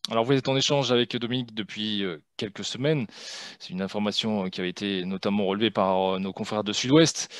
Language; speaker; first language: French; native; French